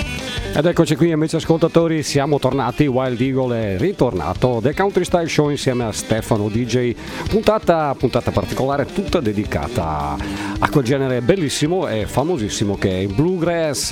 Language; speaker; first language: Italian; native; Italian